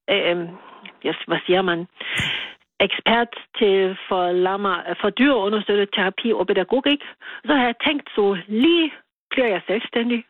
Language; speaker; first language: Danish; non-native, learner; German